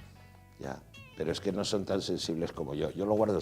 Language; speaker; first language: Spanish; native; Spanish